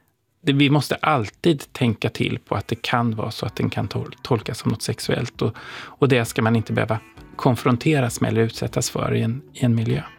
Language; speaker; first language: Swedish; native; Swedish